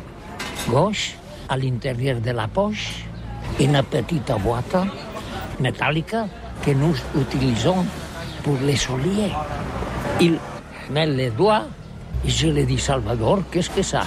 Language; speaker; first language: French; non-native, learner; Catalan